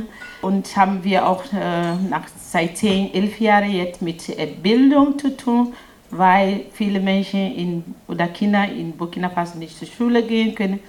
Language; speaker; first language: German; non-native, fluent; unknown